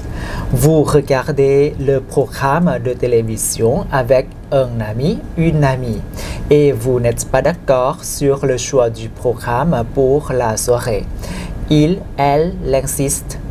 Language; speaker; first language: French; non-native, fluent; Thai